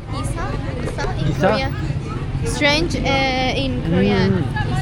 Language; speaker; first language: English; non-native, learner; Persian